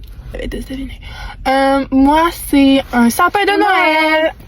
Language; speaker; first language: French; native; French